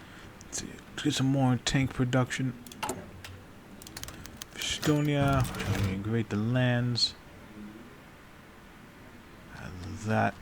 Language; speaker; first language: English; native; English